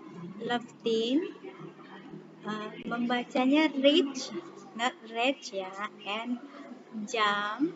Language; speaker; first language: English; non-native, fluent; Indonesian